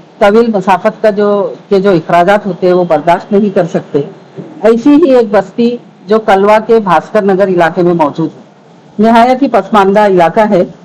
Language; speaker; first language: Urdu; native; Urdu